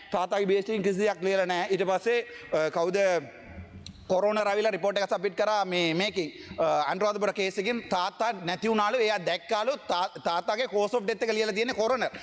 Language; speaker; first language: Sinhala; non-native, local second language; Tamil